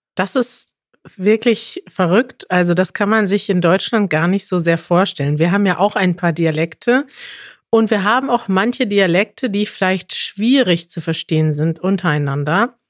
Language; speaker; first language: German; native; German